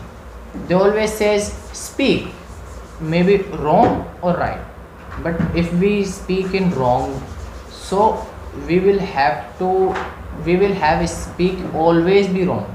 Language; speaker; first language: English; non-native, learner; Hindi